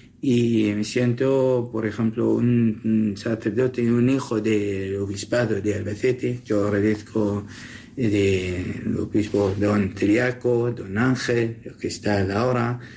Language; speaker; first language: Spanish; non-native, learner; Assyrian Neo-Aramaic